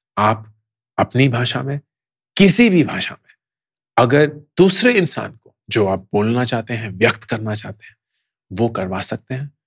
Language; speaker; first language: Hindi; native; Hindi